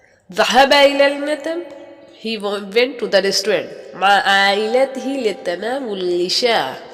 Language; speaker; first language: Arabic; non-native, fluent; Urdu